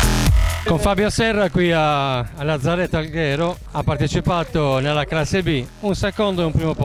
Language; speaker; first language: Italian; native; Italian